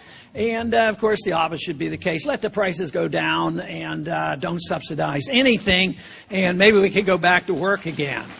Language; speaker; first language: English; native; English